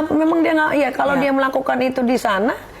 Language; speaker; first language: Indonesian; native; Indonesian